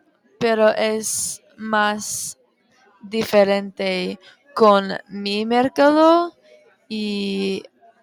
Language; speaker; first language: Spanish; non-native, learner; English